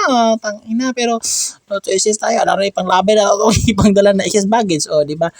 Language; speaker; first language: Filipino; non-native, local second language; Cebuano